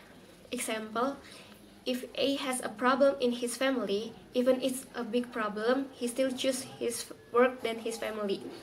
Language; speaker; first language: English; non-native, learner; Indonesian